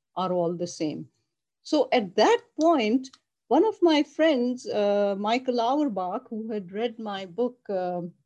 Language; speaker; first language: English; non-native, local second language; Urdu